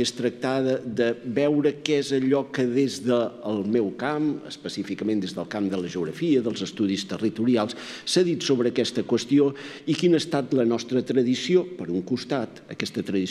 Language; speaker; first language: Catalan; native; Catalan